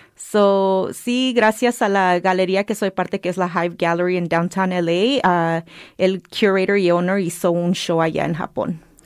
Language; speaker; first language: Spanish; early bilingual, heritage; Spanish